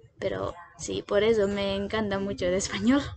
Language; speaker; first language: Spanish; non-native, learner; Indonesian